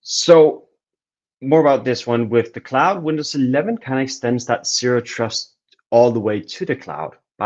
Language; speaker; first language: English; non-native, fluent; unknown